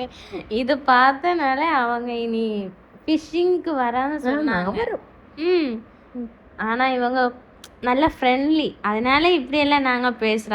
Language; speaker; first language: Tamil; non-native, learner; Malayalam